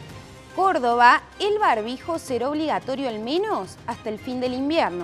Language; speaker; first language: Spanish; native; Spanish